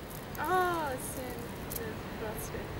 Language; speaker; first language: French; non-native, learner; Japanese